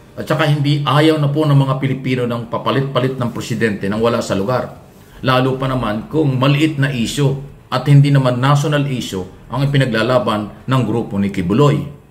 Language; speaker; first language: Filipino; native; Filipino